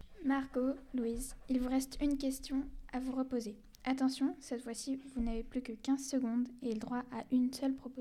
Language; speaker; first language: French; native; French